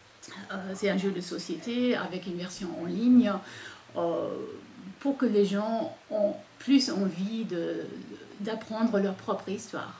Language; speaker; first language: French; non-native, fluent; German